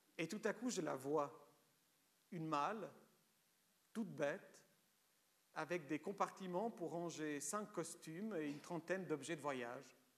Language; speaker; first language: French; early bilingual, other home language; Romanian